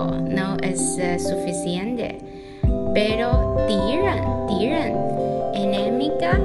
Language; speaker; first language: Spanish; non-native, learner; Chinese